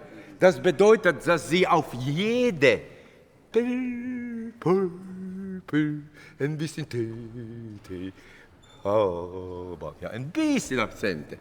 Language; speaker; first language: German; non-native, fluent; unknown